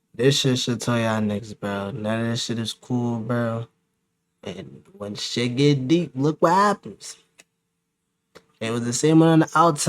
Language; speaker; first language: English; native; English